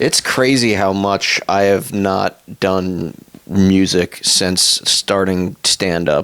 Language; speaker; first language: English; native; English